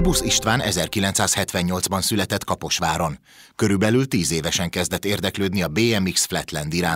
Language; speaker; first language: Hungarian; native; Hungarian